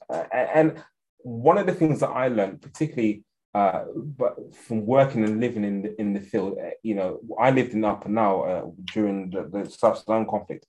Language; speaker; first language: English; native; English